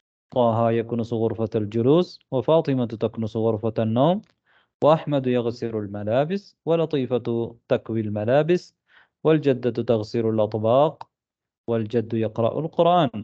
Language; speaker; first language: Arabic; non-native, fluent; Tamil